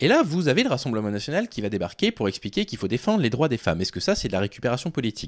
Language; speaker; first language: French; native; French